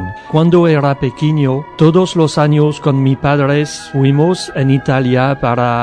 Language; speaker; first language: Spanish; non-native, learner; French